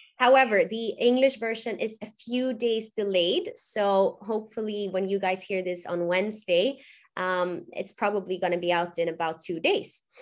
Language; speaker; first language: English; non-native, fluent; Swedish